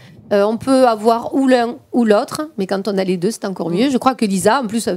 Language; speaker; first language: French; native; French